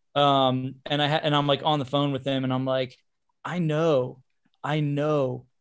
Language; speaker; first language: English; native; English